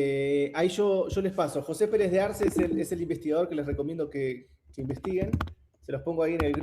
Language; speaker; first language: Spanish; native; Spanish